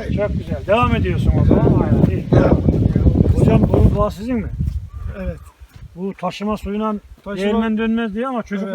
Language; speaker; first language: Turkish; native; Turkish